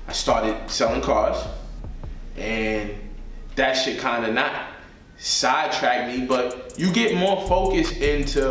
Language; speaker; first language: English; native; English